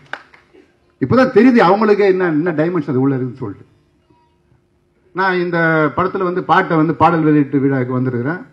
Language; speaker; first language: Tamil; native; Tamil